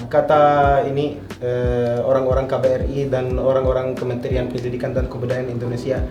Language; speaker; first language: Indonesian; non-native, fluent; Arabic